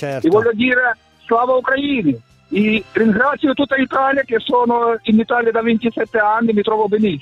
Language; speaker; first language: Italian; non-native, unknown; Ukrainian